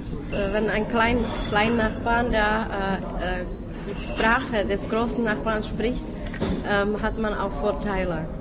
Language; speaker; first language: German; non-native, fluent; Czech